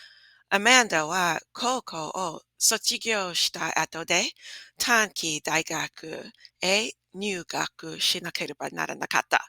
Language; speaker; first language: Japanese; non-native, fluent; English